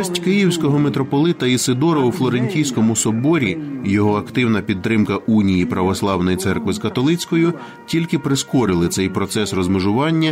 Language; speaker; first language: Ukrainian; native; Ukrainian